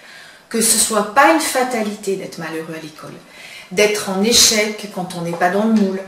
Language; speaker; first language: French; native; French